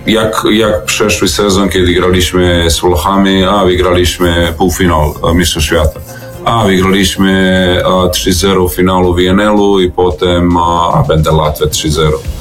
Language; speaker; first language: Polish; non-native, fluent; Serbian